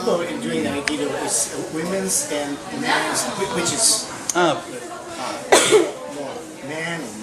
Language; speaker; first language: English; non-native, learner; Japanese